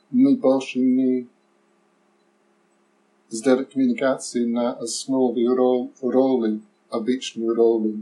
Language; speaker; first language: Russian; non-native, learner; English